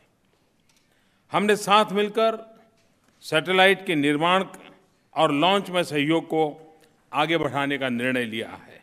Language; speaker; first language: Hindi; non-native, local second language; Gujarati